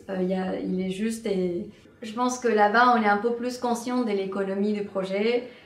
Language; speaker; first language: French; non-native, fluent; Spanish